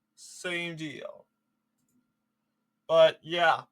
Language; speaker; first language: English; native; English